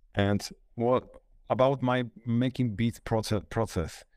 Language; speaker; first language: English; non-native, fluent; Polish